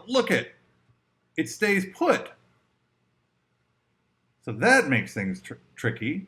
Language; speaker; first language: English; native; English